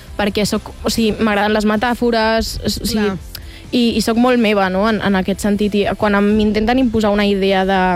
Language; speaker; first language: Catalan; native; Catalan